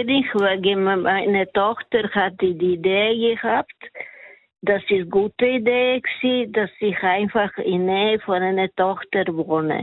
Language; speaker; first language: German; non-native, learner; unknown